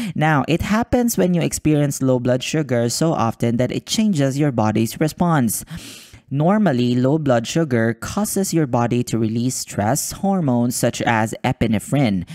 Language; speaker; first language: English; non-native, local second language; Filipino